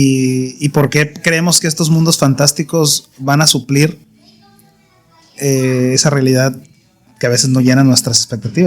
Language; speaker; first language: Spanish; native; Spanish